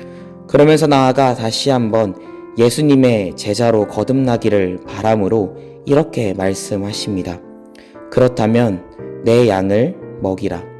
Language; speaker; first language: Korean; native; Korean